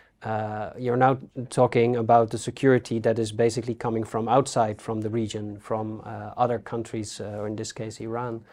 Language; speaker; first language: English; non-native, fluent; Dutch